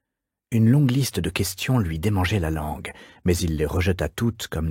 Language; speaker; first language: French; native; French